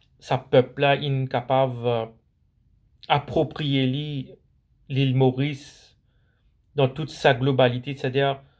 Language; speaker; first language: French; non-native, local second language; Morisyen